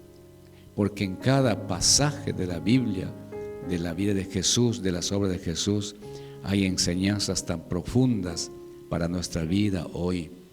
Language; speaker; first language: Spanish; native; Spanish